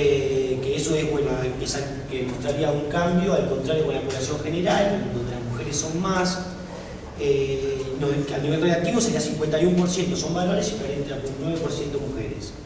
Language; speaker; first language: Spanish; native; Spanish